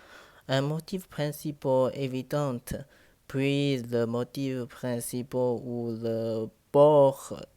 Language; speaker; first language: French; non-native, learner; Chinese